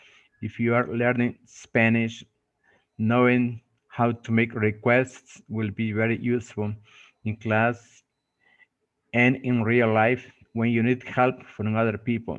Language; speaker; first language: English; non-native, fluent; Spanish